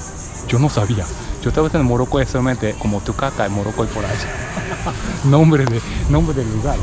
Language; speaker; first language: Spanish; non-native, learner; Japanese